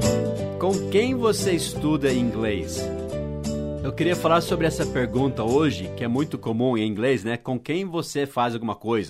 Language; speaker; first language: Portuguese; non-native, fluent; English